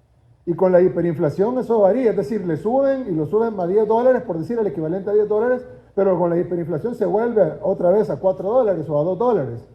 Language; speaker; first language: Spanish; native; Spanish